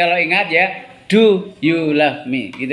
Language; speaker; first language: Indonesian; native; Indonesian